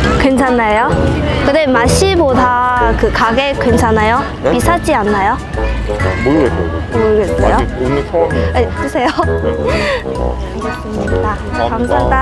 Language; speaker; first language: Korean; non-native, learner; Vietnamese